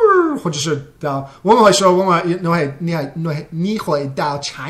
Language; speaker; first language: Chinese; non-native, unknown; English